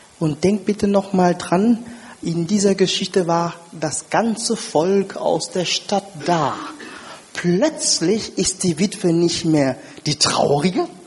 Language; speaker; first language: German; non-native, fluent; French